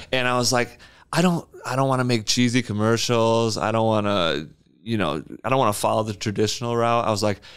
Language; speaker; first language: English; native; English